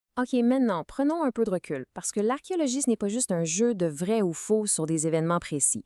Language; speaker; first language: French; native; French